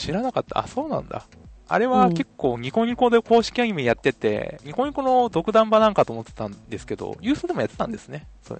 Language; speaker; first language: Japanese; native; Japanese